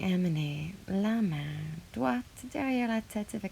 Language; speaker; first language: French; non-native, fluent; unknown